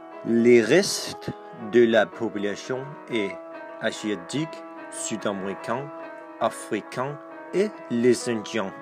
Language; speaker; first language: French; non-native, learner; Danish